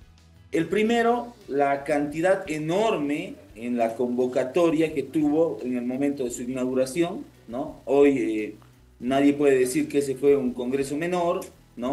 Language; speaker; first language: Spanish; native; Spanish